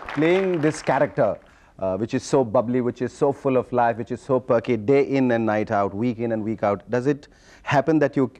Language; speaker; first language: English; non-native, local second language; Hindi